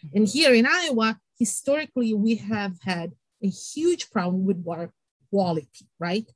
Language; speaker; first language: English; non-native, fluent; Italian